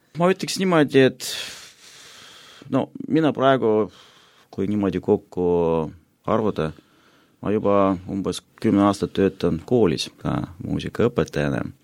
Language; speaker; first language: Estonian; non-native, local second language; Russian